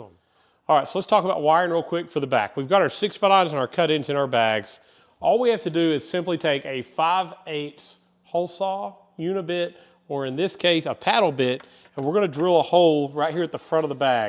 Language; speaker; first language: English; native; English